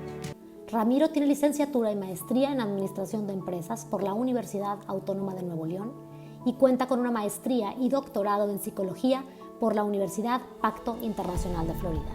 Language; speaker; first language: Spanish; native; Spanish